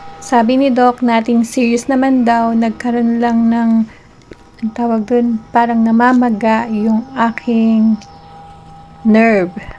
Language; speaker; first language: Filipino; native; Filipino